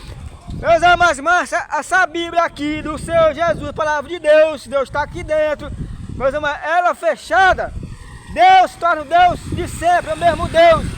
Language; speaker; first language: Portuguese; native; Portuguese